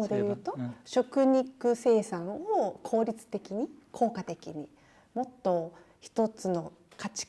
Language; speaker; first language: Japanese; native; Japanese